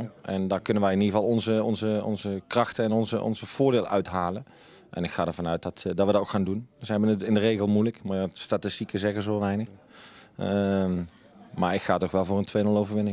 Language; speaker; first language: Dutch; native; Dutch